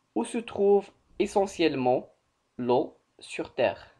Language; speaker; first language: French; non-native, local second language; Arabic